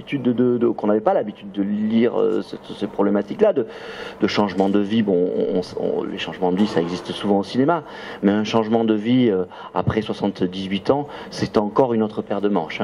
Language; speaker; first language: French; native; French